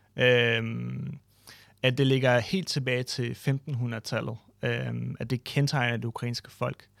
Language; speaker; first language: Danish; non-native, fluent; Ukrainian